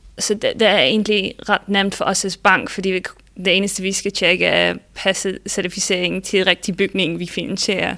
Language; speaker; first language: Danish; non-native, fluent; Dutch